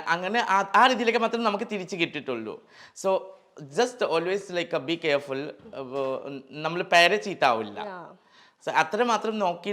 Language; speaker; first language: Malayalam; non-native, local second language; Assamese